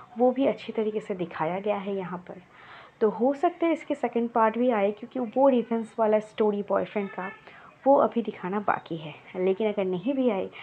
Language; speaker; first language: Hindi; non-native, local second language; Bangla